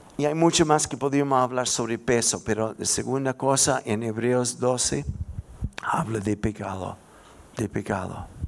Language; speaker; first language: Spanish; non-native, fluent; English